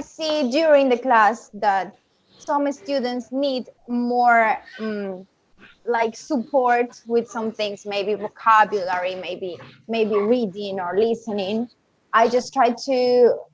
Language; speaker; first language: English; non-native, fluent; Spanish